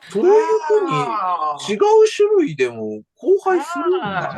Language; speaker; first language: Japanese; native; Japanese